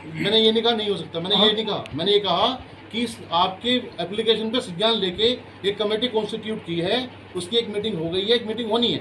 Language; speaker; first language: Hindi; native; Hindi